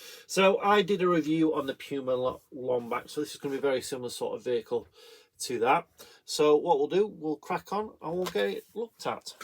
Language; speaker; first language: English; native; English